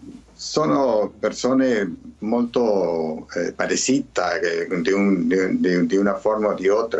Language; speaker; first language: Italian; early bilingual, heritage; Spanish